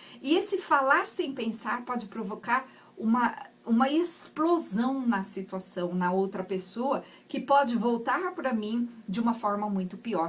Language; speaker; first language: Portuguese; native; Portuguese